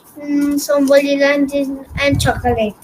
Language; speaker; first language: English; non-native, learner; Hindi